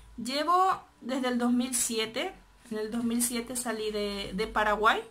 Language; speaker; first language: Spanish; native; Spanish